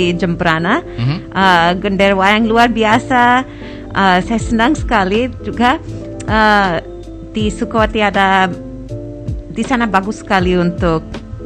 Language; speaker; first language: Indonesian; non-native, fluent; English